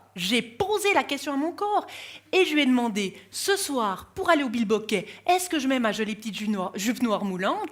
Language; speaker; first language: French; native; French